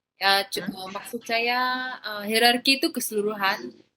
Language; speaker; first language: Malay; native; Malay